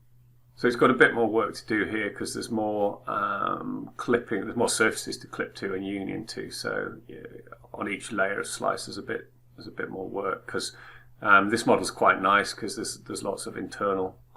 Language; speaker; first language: English; native; English